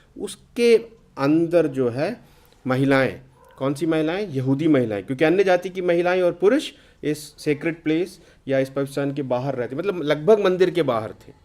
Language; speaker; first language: Hindi; native; Hindi